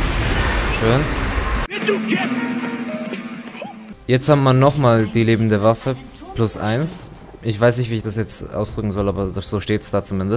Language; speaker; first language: German; native; German